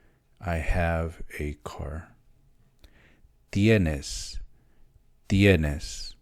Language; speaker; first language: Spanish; early bilingual, heritage; Spanish